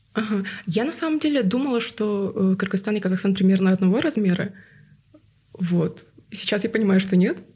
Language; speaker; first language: Russian; non-native, local second language; Tuvinian